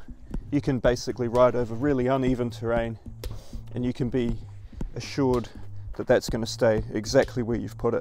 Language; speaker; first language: English; native; English